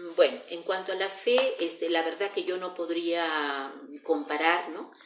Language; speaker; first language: Spanish; native; Spanish